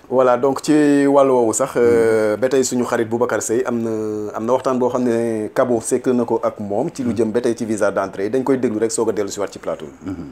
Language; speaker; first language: Wolof; non-native, local second language; Serer